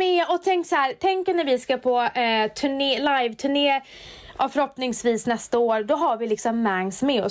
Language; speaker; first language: Swedish; native; Swedish